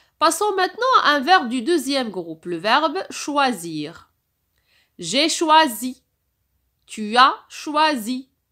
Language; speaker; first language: French; non-native, local second language; Arabic